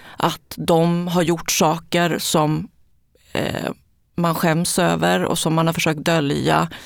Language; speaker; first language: Swedish; early bilingual, other home language; Spanish